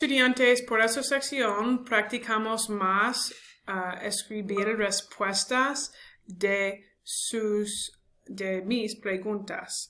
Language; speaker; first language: Spanish; non-native, learner; English